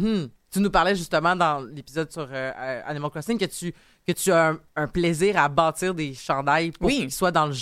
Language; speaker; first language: French; native; French